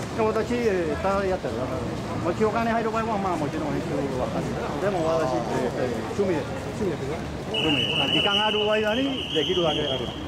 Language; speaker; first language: Japanese; non-native, learner; Spanish